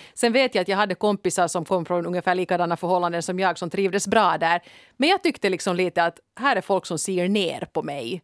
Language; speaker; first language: Swedish; native; Swedish